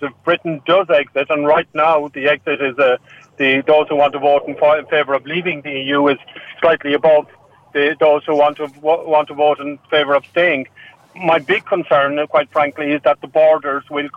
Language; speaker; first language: English; non-native, local second language; Irish